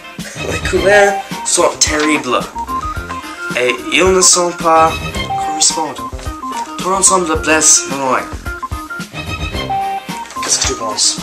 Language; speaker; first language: French; non-native, learner; English